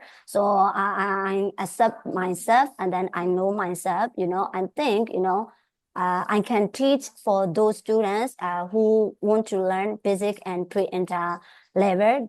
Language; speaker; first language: English; non-native, fluent; Burmese